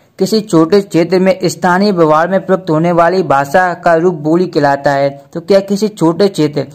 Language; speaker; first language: Hindi; native; Hindi